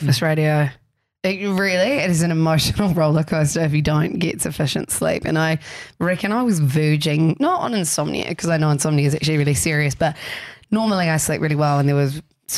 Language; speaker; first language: English; native; English